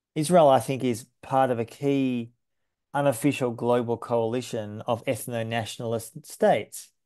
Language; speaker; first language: English; native; English